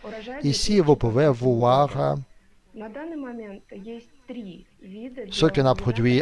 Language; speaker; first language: French; non-native, fluent; Russian